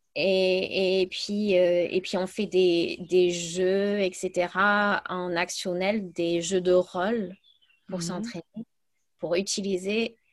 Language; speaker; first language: French; early bilingual, other home language; English